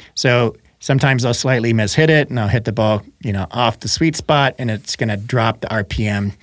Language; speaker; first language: English; native; English